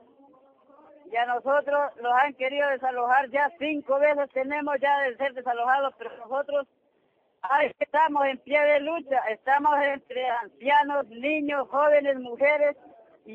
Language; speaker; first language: Spanish; native; Spanish